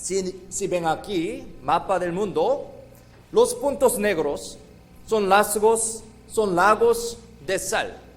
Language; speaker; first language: Spanish; non-native, fluent; Korean